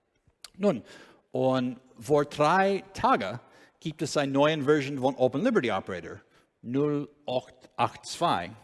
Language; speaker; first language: German; non-native, learner; English